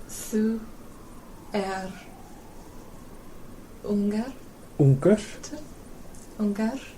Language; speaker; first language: Icelandic; non-native, learner; English